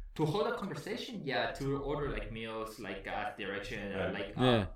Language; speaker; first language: English; early bilingual, heritage; Spanish